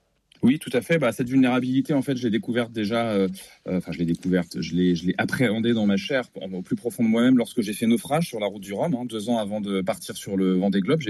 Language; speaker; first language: French; native; French